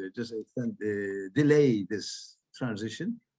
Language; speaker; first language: English; non-native, fluent; Turkish